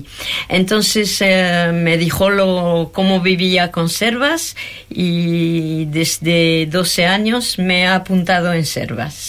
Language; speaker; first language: Spanish; non-native, fluent; French